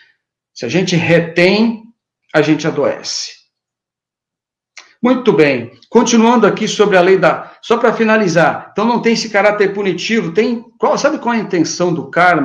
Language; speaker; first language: Portuguese; native; Portuguese